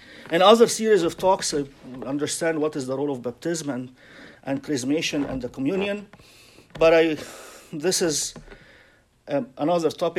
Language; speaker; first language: English; non-native, fluent; Arabic